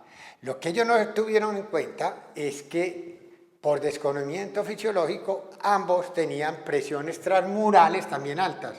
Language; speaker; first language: Spanish; native; Spanish